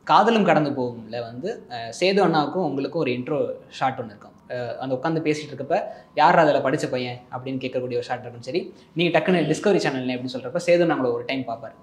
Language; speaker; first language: Tamil; native; Tamil